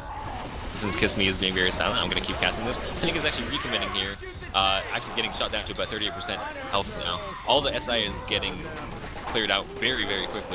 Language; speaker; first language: English; native; English